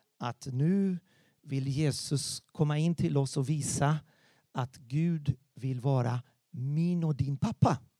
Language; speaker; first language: Swedish; non-native, fluent; Portuguese